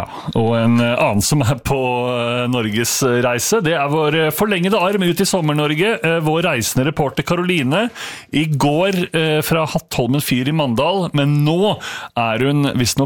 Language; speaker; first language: Norwegian; native; Norwegian